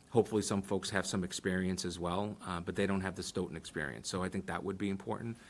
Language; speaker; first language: English; early bilingual, other home language; Portuguese